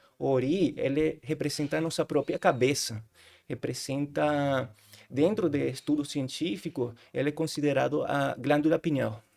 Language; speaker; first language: Portuguese; non-native, fluent; Spanish